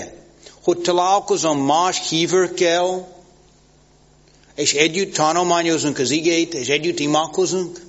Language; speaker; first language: Hungarian; non-native, fluent; English